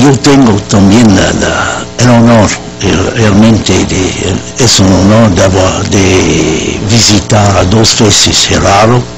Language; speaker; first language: Spanish; non-native, learner; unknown